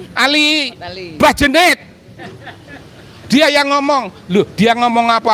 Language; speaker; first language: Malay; non-native, local second language; Javanese